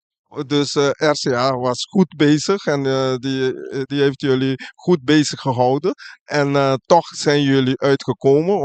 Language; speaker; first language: Dutch; non-native, local second language; Papiamento